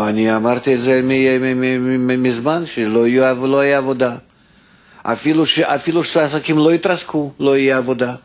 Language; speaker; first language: Hebrew; non-native, fluent; Russian